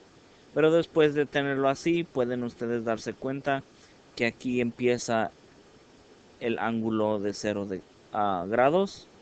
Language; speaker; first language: Spanish; early bilingual, heritage; Spanish